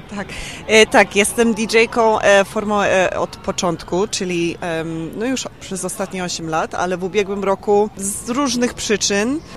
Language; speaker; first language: Polish; early bilingual, heritage; English